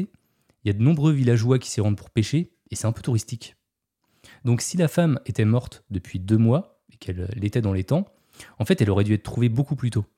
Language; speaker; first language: French; native; French